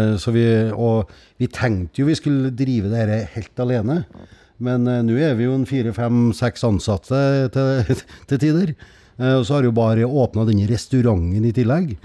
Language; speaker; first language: Norwegian; native; Norwegian